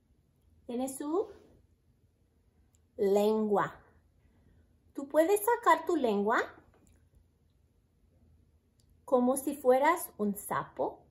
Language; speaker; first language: Spanish; early bilingual, heritage; Spanish